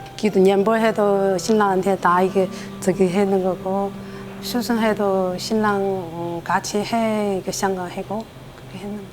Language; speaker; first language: Korean; non-native, learner; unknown